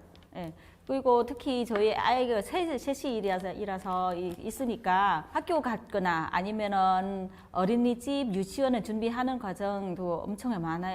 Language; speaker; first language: Korean; non-native, learner; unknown